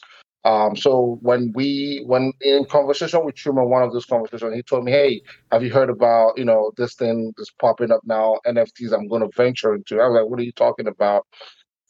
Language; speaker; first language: English; non-native, local second language; Igbo